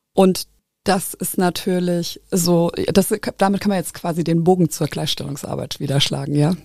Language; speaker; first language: German; native; German